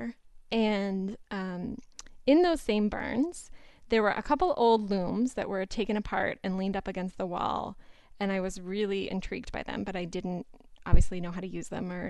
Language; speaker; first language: English; native; English